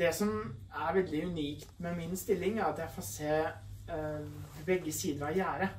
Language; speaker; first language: Norwegian; native; Norwegian